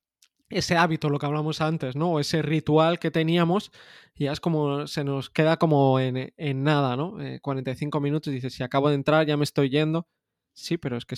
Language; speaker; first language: Spanish; native; Spanish